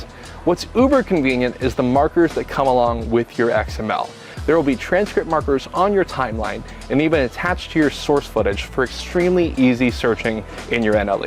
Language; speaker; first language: English; native; English